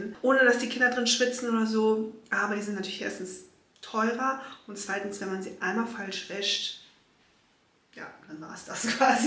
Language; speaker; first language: German; native; German